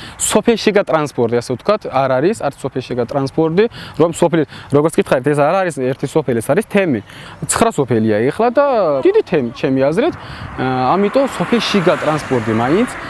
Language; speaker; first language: Georgian; non-native, local second language; Azerbaijani